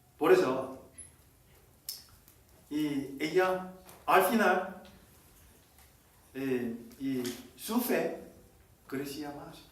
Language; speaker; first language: Spanish; non-native, learner; Korean